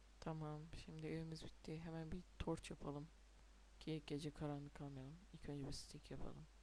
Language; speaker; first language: Turkish; native; Turkish